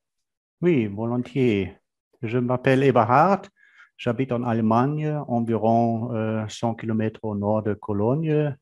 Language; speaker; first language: French; non-native, fluent; German